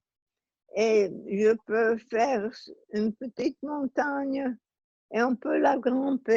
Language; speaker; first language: French; non-native, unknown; Italian